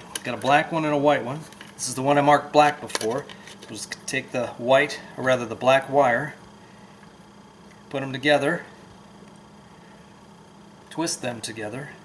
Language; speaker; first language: English; native; English